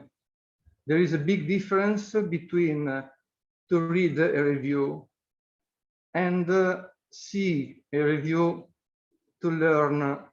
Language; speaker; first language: English; non-native, fluent; Italian